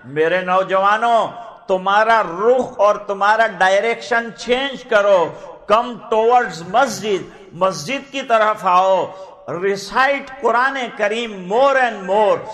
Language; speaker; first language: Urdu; non-native, local second language; Gujarati